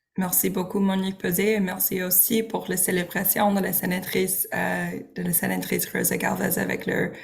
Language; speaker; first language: French; non-native, learner; English